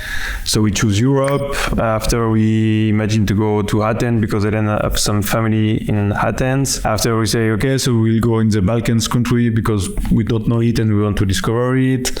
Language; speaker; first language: English; non-native, fluent; French